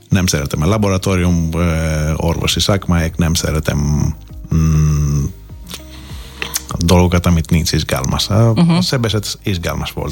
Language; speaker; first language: Hungarian; non-native, fluent; Greek